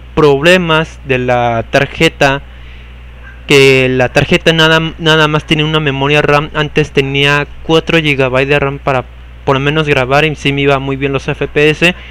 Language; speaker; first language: Spanish; native; Spanish